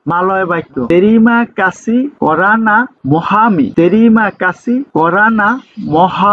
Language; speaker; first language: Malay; non-native, fluent; Bangla